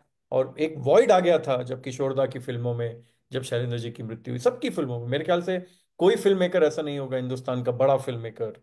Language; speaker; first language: Hindi; native; Hindi